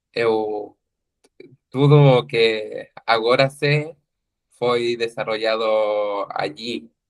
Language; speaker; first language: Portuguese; non-native, learner; Spanish